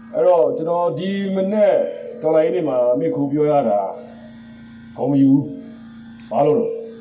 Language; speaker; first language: Burmese; non-native, local second language; S'gaw Karen